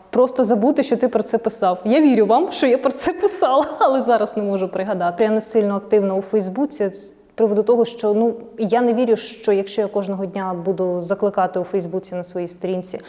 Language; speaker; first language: Ukrainian; native; Ukrainian